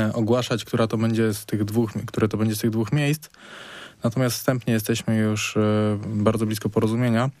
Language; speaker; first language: Polish; native; Polish